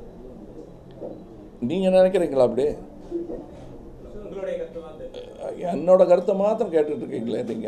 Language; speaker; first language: Tamil; native; Tamil